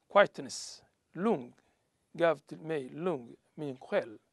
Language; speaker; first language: Swedish; non-native, learner; Somali